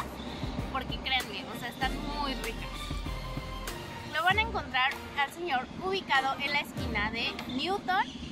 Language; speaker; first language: Spanish; native; Spanish